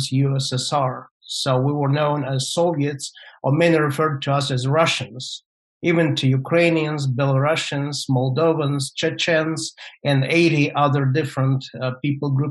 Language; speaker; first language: English; non-native, fluent; Russian